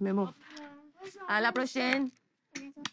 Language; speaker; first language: French; non-native, learner; Spanish